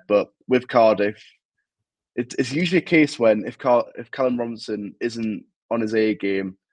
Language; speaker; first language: English; native; English